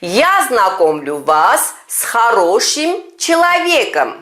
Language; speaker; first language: Russian; non-native, fluent; Turkish